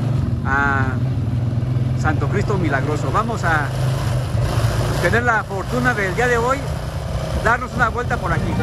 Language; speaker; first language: Spanish; native; Spanish